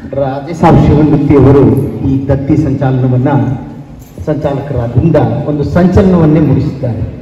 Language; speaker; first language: Kannada; non-native, local second language; Urdu